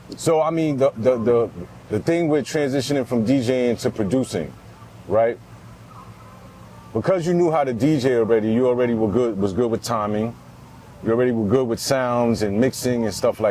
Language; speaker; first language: English; native; English